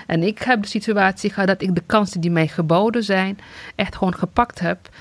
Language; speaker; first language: Dutch; non-native, fluent; Tigrinya